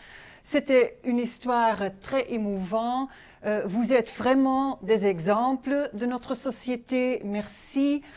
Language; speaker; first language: French; non-native, local second language; Dutch